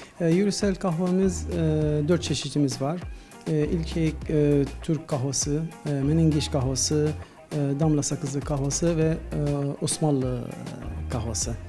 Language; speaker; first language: Turkish; non-native, learner; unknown